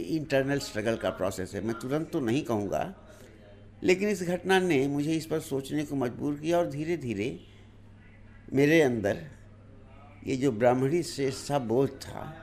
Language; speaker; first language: Hindi; native; Hindi